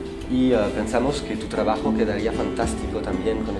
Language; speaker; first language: Spanish; non-native, fluent; French